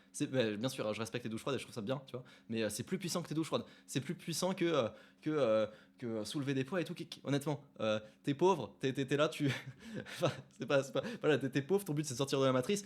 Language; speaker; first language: French; native; French